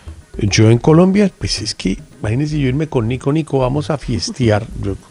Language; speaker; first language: Spanish; native; Spanish